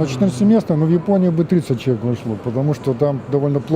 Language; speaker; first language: Russian; native; Russian